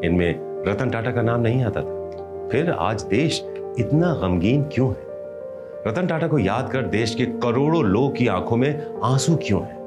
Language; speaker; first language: Hindi; native; Hindi